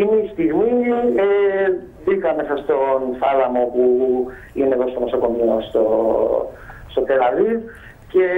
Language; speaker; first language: Greek; native; Greek